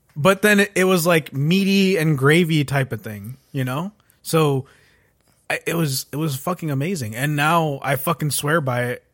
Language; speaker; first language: English; early bilingual, other home language; Urdu